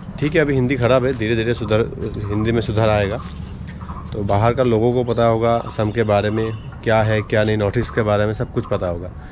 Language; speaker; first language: Hindi; non-native, local second language; Assamese